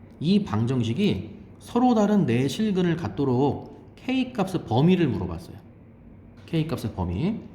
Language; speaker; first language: Korean; native; Korean